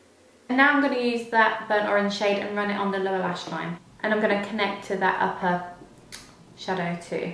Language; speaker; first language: English; native; English